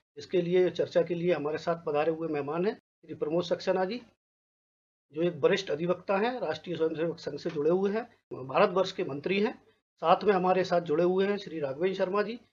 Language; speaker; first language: Hindi; native; Hindi